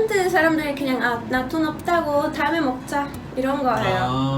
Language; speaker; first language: Korean; non-native, learner; Polish